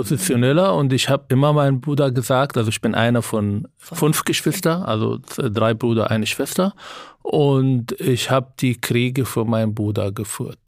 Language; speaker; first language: German; non-native, fluent; Arabic